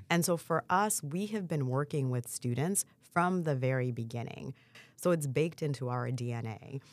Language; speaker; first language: English; early bilingual, other home language; Haitian Creole